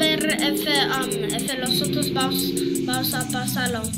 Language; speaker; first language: Spanish; early bilingual, heritage; English